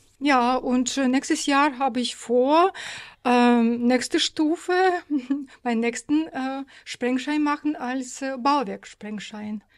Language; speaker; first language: German; non-native, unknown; Russian